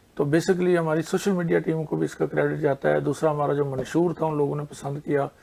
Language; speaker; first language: Urdu; non-native, local second language; Punjabi